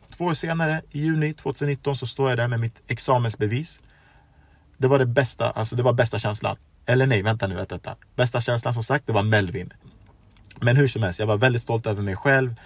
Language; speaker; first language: Swedish; early bilingual, other home language; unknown